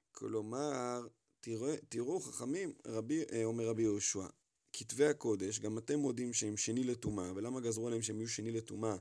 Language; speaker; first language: Hebrew; native; Hebrew